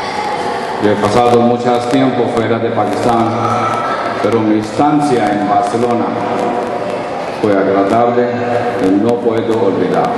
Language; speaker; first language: Spanish; non-native, learner; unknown